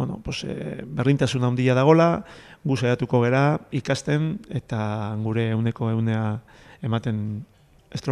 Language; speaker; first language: Basque; native; Basque